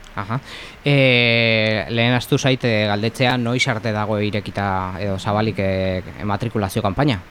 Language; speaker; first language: Basque; non-native, local second language; Spanish